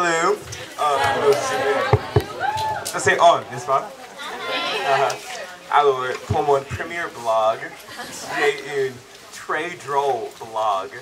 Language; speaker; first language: French; non-native, learner; English